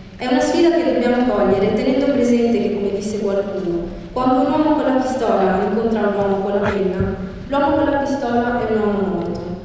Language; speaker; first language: Italian; early bilingual, other home language; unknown